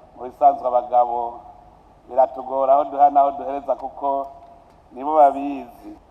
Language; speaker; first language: Rundi; native; Rundi